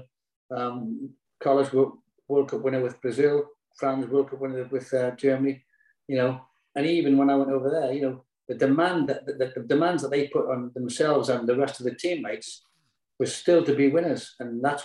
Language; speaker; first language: English; native; English